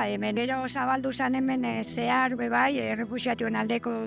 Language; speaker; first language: Basque; native; Basque